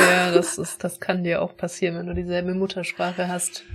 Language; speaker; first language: German; native; German